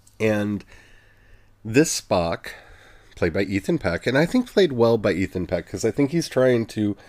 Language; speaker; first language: English; native; English